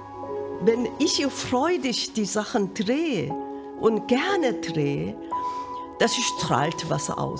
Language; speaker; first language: German; non-native, fluent; Korean